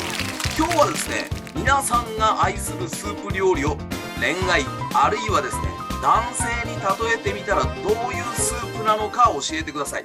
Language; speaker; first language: Japanese; native; Japanese